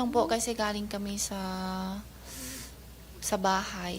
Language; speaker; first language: Filipino; non-native, learner; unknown